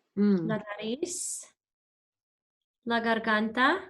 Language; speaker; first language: Spanish; non-native, learner; English